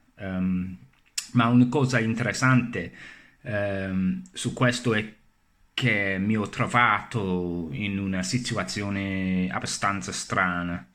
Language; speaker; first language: Italian; non-native, fluent; English